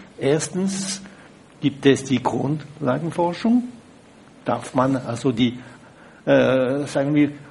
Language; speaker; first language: German; non-native, local second language; French